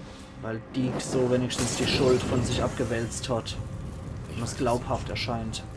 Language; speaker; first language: German; native; German